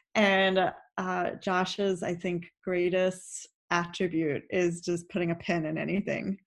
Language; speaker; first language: English; native; English